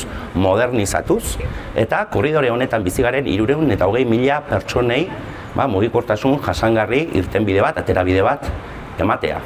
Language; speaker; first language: Basque; native; Basque